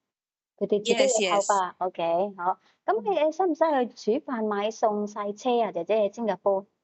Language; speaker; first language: Cantonese; native; Cantonese